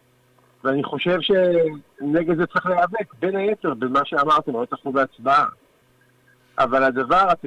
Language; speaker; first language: Hebrew; native; Hebrew